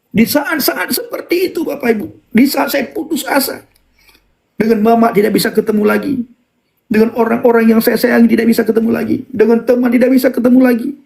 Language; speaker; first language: Indonesian; non-native, local second language; Achinese